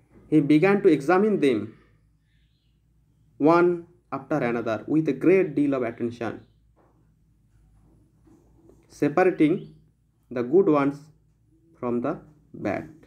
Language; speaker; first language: English; non-native, local second language; Bangla